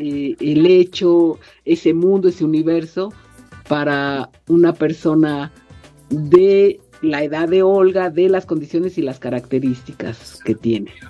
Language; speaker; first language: Spanish; native; Spanish